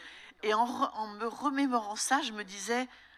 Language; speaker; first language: French; native; French